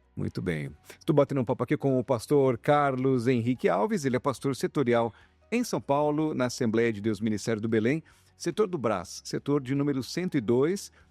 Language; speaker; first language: Portuguese; native; Portuguese